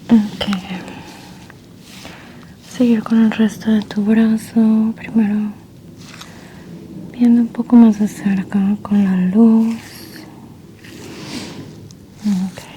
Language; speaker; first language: Spanish; early bilingual, heritage; Spanish